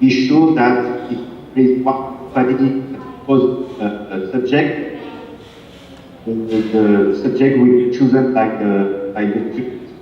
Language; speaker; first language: English; non-native, fluent; French